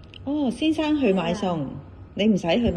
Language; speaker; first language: Cantonese; native; Cantonese